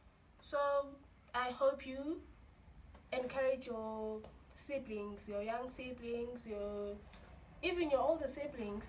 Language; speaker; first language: English; non-native, local second language; Xhosa